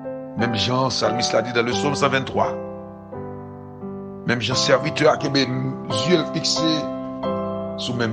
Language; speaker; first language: French; non-native, local second language; Haitian Creole